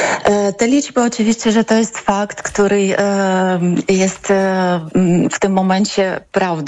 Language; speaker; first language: Polish; non-native, fluent; Ukrainian